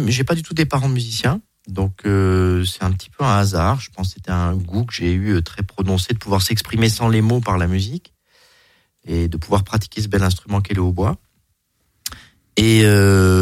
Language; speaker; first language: French; native; French